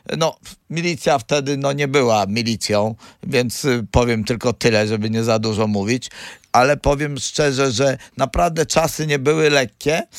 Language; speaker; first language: Polish; native; Polish